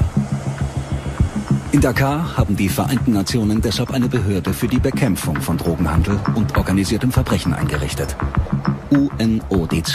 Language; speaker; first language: German; native; German